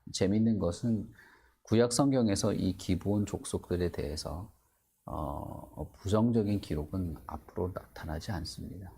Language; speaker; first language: Korean; native; Korean